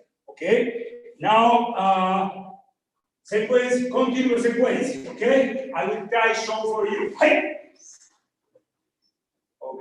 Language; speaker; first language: English; non-native, learner; Spanish